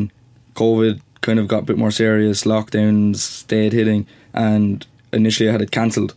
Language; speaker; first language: English; native; English